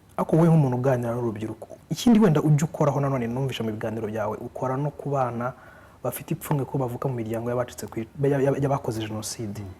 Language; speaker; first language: Kinyarwanda; native; Kinyarwanda